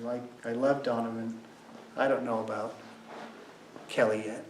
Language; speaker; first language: English; native; English